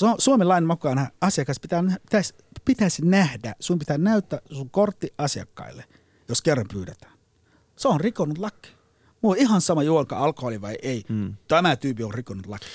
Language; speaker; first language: Finnish; non-native, fluent; Somali